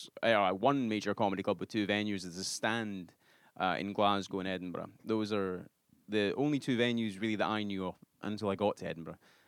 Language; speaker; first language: English; native; English